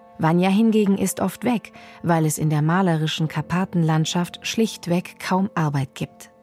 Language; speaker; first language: German; native; German